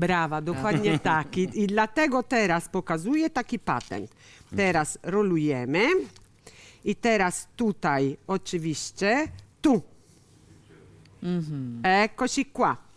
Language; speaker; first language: Polish; non-native, learner; Italian